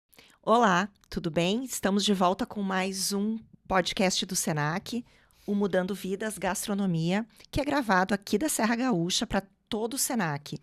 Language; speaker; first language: Portuguese; native; Portuguese